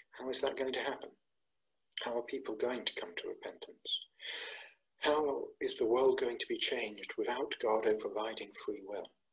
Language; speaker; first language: English; native; English